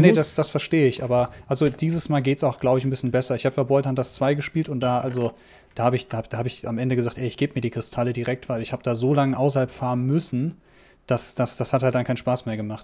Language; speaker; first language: German; native; German